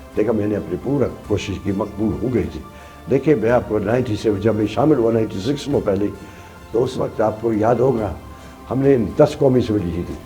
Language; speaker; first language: Urdu; non-native, local second language; Sindhi